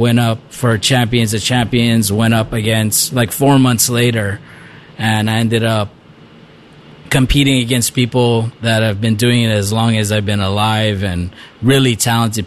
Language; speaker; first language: English; native; English